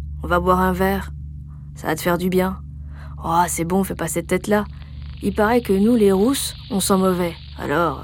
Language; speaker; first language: French; native; French